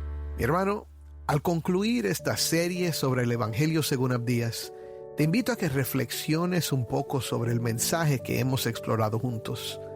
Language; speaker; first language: Spanish; native; Spanish